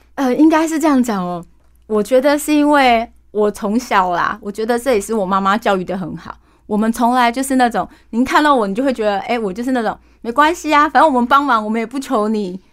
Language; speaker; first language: Chinese; native; Chinese